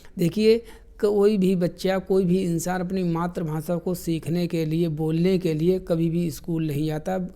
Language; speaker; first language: Hindi; native; Hindi